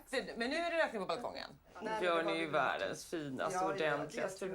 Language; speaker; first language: Swedish; native; Swedish